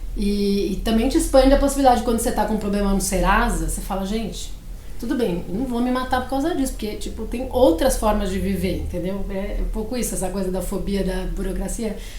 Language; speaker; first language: Portuguese; early bilingual, other home language; Spanish